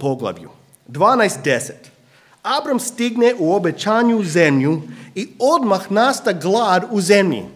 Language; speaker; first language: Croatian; non-native, fluent; English